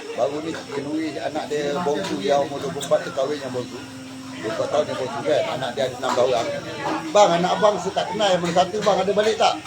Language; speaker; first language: Malay; native; Malay